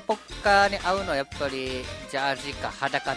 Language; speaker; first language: Japanese; native; Japanese